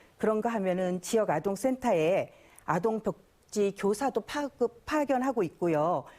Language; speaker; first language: Korean; native; Korean